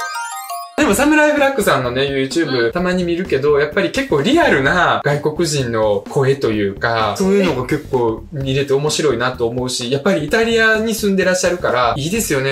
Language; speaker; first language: Japanese; early bilingual, other home language; Russian